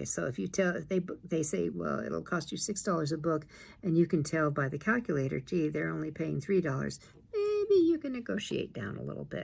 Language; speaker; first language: English; native; English